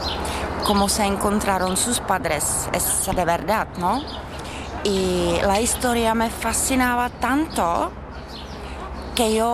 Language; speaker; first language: Spanish; non-native, learner; Czech